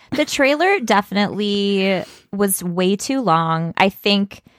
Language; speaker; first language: English; early bilingual, other home language; Norwegian